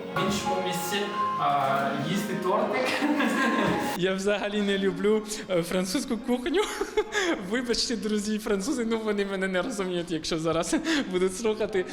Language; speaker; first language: Ukrainian; non-native, fluent; French